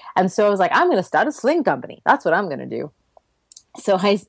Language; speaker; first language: English; native; English